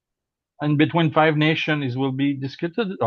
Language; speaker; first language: English; non-native, learner; French